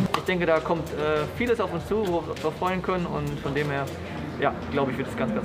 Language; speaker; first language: German; native; German